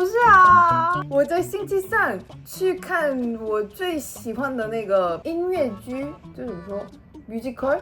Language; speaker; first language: Chinese; non-native, learner; Korean